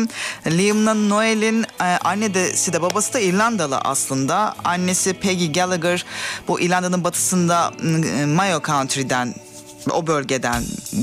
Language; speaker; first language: Turkish; native; Turkish